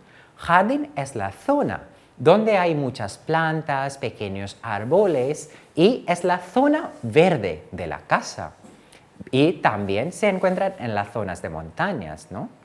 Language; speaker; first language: Spanish; non-native, fluent; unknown